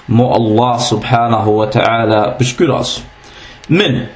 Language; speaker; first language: Danish; non-native, fluent; Arabic